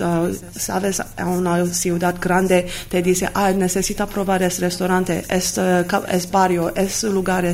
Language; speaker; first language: Spanish; non-native, learner; Armenian